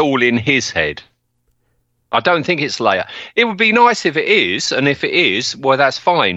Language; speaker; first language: English; native; English